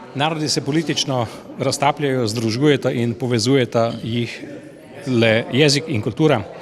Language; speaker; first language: Slovenian; native; Slovenian